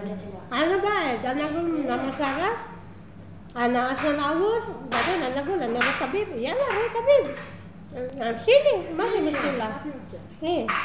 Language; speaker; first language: Arabic; non-native, learner; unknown